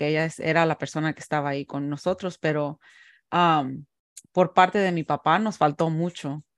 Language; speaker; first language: Spanish; early bilingual, heritage; Spanish